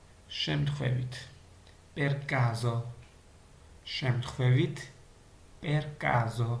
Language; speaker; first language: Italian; non-native, learner; Georgian